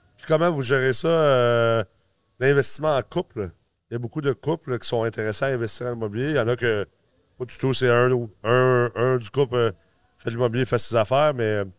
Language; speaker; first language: French; native; French